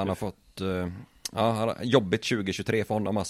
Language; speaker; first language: Swedish; native; Swedish